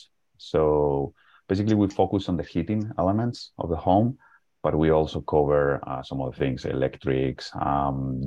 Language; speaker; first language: English; non-native, fluent; Spanish